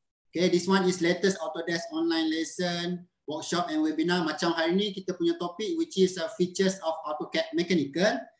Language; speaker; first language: English; non-native, local second language; Malay